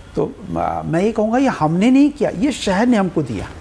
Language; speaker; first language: Hindi; native; Hindi